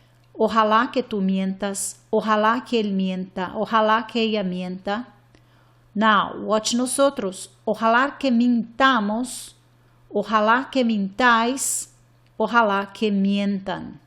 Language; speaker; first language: Spanish; non-native, fluent; English